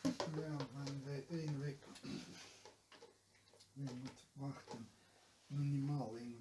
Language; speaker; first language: Dutch; non-native, learner; Serbian